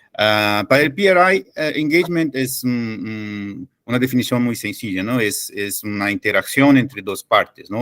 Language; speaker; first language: Spanish; non-native, fluent; Portuguese